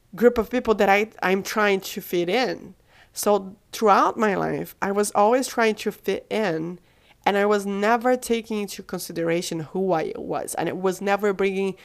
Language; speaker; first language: English; non-native, fluent; Portuguese